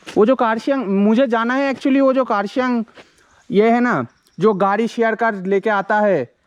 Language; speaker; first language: Hindi; non-native, local second language; Bangla